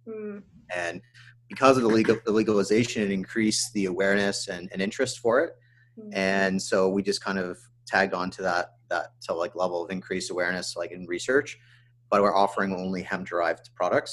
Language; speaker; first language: English; native; English